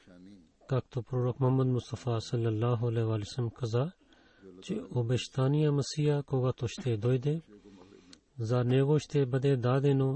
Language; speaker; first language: Bulgarian; non-native, fluent; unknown